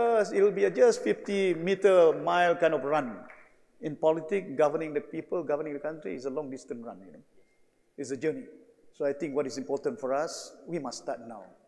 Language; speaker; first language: English; non-native, local second language; Malay